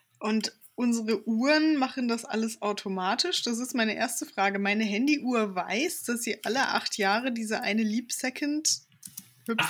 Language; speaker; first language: German; native; German